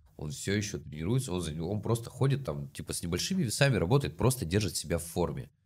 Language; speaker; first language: Russian; native; Russian